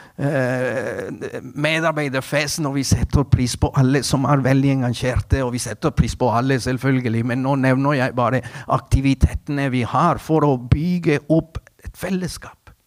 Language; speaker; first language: Norwegian; non-native, fluent; Spanish